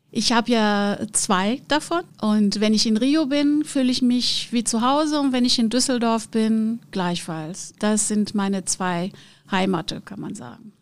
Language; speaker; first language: German; non-native, fluent; Portuguese